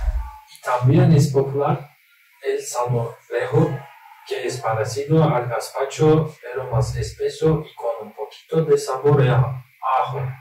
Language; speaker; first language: Spanish; non-native, learner; Turkish